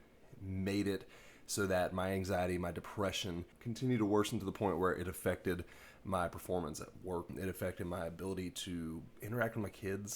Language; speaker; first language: English; native; English